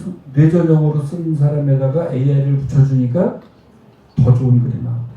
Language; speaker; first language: Korean; native; Korean